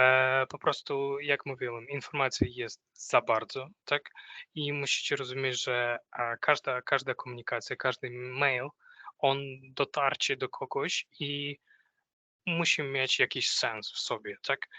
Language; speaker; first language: Polish; non-native, fluent; Ukrainian